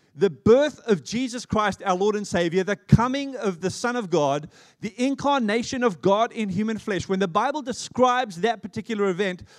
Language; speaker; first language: English; native; English